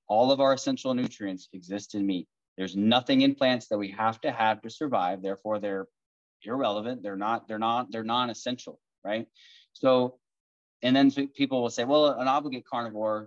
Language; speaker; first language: English; native; English